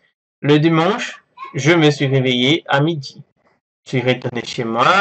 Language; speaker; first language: French; non-native, fluent; Portuguese